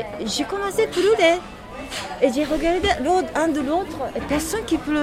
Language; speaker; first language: French; non-native, learner; Japanese